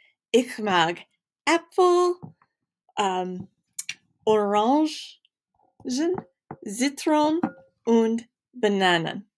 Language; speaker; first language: German; non-native, learner; English